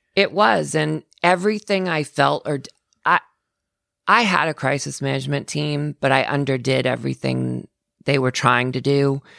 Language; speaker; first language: English; native; English